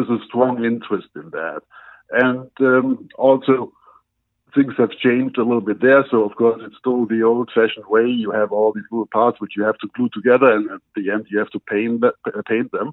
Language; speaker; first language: English; non-native, fluent; German